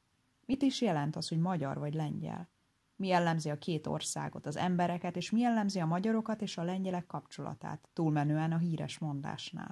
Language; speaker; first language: Hungarian; early bilingual, heritage; Hungarian